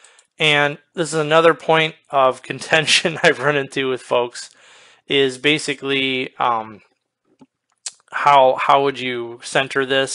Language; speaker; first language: English; native; English